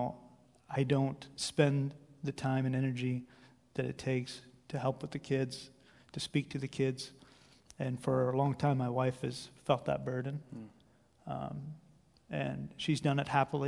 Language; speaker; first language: English; native; English